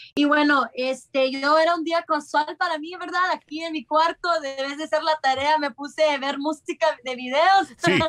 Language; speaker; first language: Spanish; early bilingual, heritage; Spanish